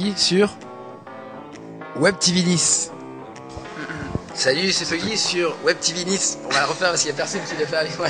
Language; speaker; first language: French; early bilingual, other home language; English